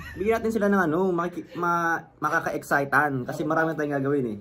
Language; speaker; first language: Filipino; non-native, local second language; Bikol